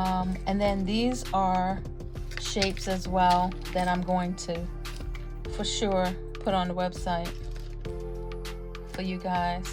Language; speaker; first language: English; native; English